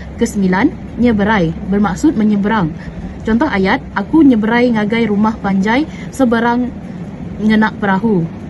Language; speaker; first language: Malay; non-native, local second language; Iban